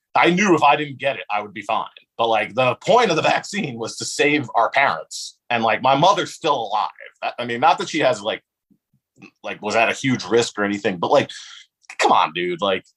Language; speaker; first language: English; native; English